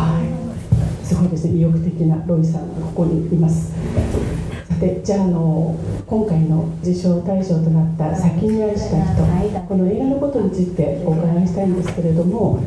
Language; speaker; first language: Japanese; native; Japanese